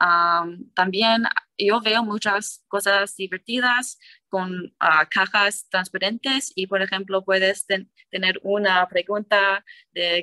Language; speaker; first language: Spanish; non-native, learner; English